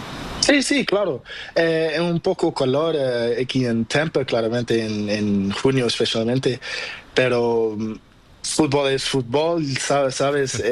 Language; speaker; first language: Spanish; non-native, learner; Portuguese